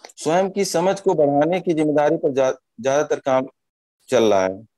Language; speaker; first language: Hindi; native; Hindi